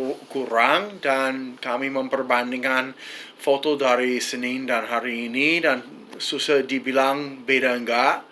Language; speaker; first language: Indonesian; non-native, fluent; English